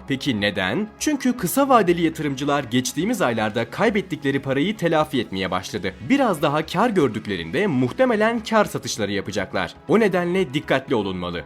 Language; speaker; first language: Turkish; native; Turkish